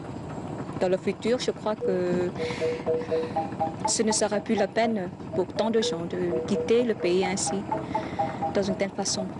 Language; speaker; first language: French; non-native, fluent; Vietnamese